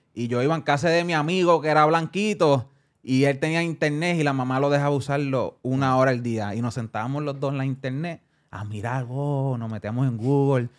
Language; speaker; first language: Spanish; early bilingual, heritage; Spanish